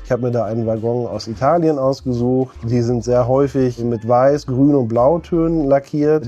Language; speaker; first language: German; native; German